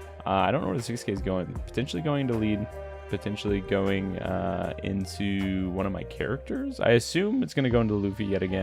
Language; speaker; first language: English; native; English